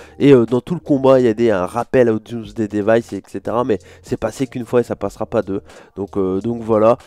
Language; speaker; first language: French; native; French